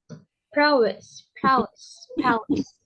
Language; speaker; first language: English; non-native, learner; Indonesian